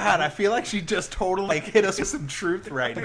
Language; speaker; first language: English; native; English